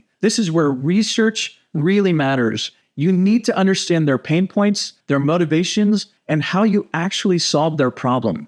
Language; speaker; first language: English; native; English